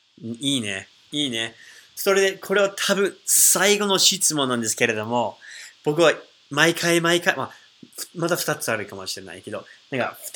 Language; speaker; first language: Japanese; non-native, fluent; English